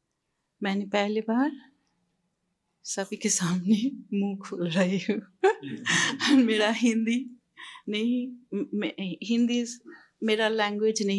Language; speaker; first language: Hindi; non-native, learner; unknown